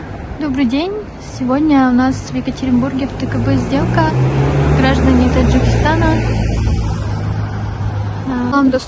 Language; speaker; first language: Russian; non-native, local second language; Kyrgyz